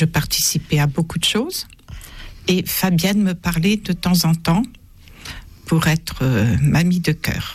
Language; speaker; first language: French; native; French